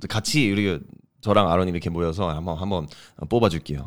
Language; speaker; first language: Korean; non-native, fluent; English